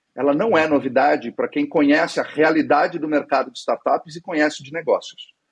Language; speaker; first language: Portuguese; native; Portuguese